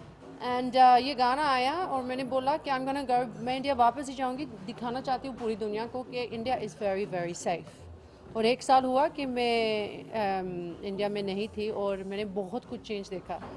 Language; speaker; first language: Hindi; early bilingual, heritage; English